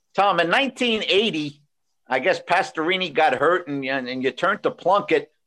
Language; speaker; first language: English; native; English